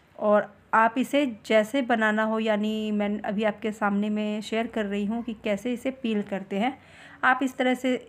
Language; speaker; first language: Hindi; native; Hindi